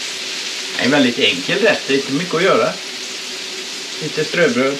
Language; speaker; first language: Swedish; native; Swedish